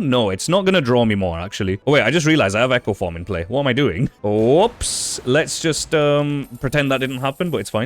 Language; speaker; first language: English; native; English